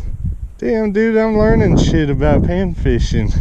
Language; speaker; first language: English; native; English